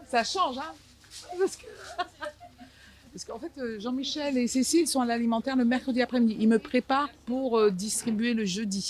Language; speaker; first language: French; native; French